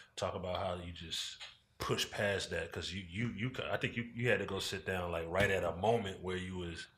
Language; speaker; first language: English; native; English